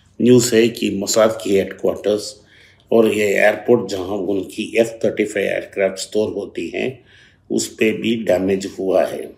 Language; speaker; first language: Hindi; non-native, local second language; Tamil